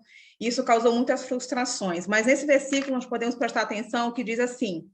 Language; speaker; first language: Portuguese; native; Portuguese